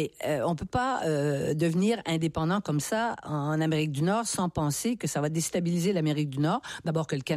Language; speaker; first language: French; native; French